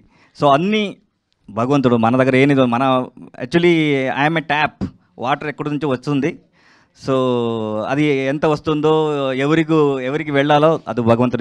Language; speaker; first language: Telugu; non-native, learner; Kannada